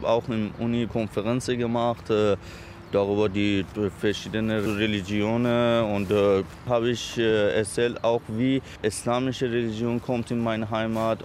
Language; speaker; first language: German; non-native, learner; Azerbaijani